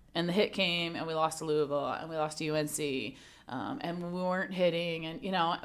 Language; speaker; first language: English; native; English